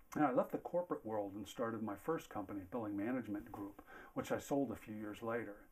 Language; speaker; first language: English; native; English